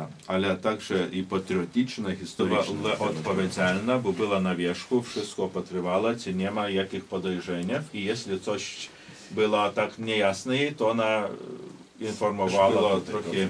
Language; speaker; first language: Polish; non-native, local second language; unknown